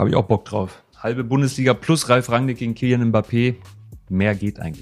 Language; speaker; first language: German; native; German